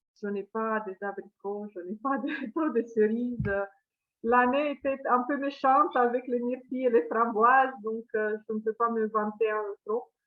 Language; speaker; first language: French; non-native, fluent; Romanian